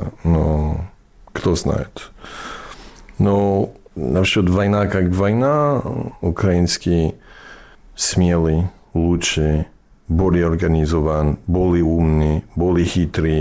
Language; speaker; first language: Russian; non-native, fluent; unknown